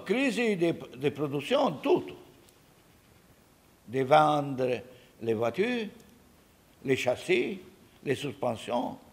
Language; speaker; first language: French; non-native, learner; Italian